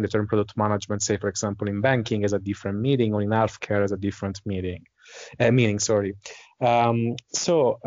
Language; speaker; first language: English; non-native, fluent; Italian